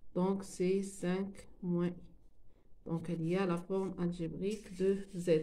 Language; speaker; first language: French; non-native, local second language; Arabic